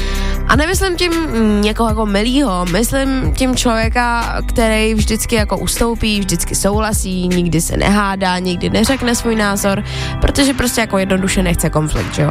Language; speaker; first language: Czech; native; Czech